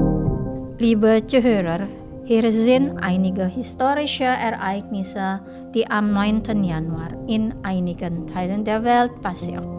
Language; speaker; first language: German; non-native, fluent; Indonesian